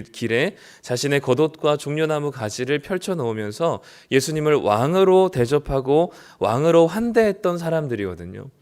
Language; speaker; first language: Korean; native; Korean